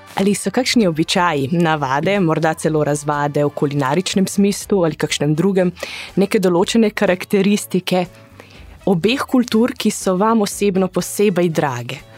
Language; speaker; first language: Slovenian; early bilingual, heritage; Slovenian